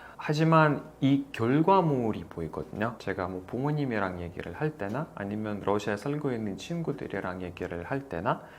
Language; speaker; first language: Korean; non-native, fluent; Russian